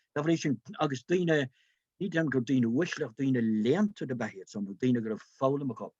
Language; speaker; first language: Irish; non-native, local second language; English